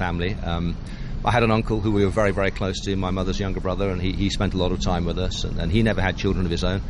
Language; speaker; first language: English; native; English